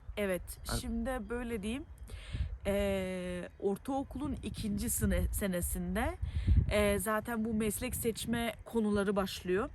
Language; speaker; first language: Turkish; early bilingual, heritage; Turkish